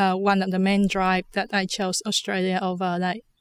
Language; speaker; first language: English; non-native, fluent; Vietnamese